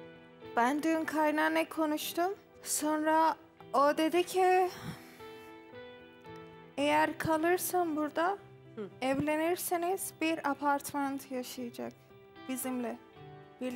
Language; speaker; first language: Turkish; non-native, learner; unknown